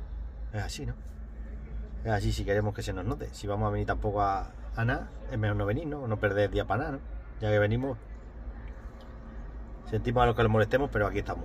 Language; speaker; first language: Spanish; native; Spanish